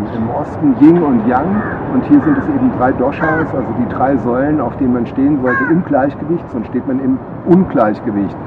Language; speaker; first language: German; native; German